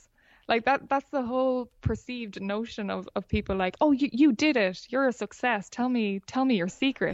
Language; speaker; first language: English; native; English